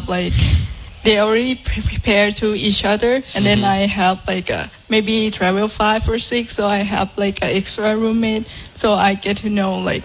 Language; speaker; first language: English; non-native, fluent; Thai